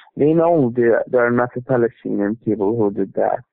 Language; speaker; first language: English; non-native, learner; Arabic